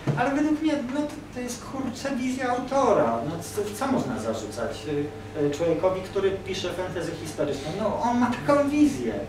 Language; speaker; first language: Polish; native; Polish